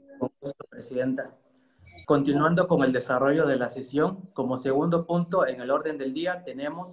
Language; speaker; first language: Spanish; native; Spanish